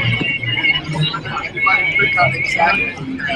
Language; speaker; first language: English; non-native, learner; Japanese